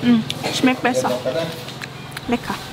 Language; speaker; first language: German; non-native, learner; Thai